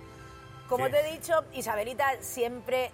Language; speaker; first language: Spanish; native; Spanish